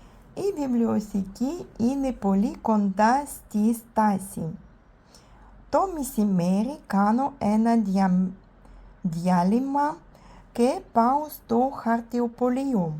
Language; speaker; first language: Greek; non-native, learner; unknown